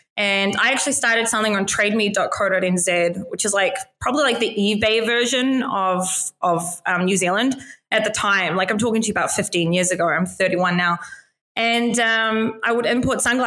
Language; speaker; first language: English; native; English